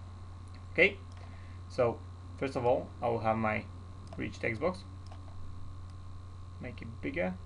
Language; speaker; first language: English; non-native, fluent; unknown